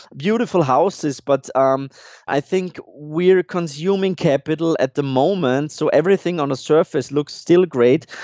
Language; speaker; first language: English; non-native, fluent; German